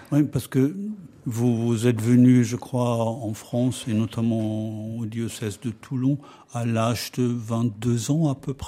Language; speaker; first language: French; native; French